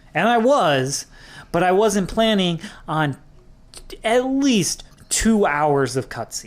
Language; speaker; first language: English; native; English